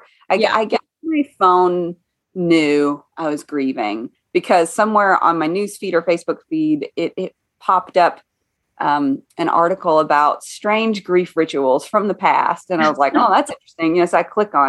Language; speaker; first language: English; native; English